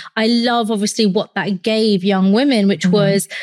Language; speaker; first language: English; native; English